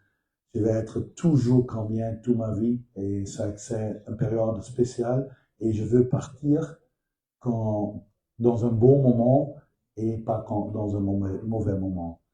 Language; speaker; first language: French; non-native, learner; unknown